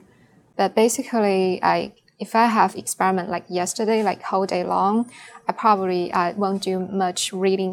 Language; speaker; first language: English; non-native, fluent; Chinese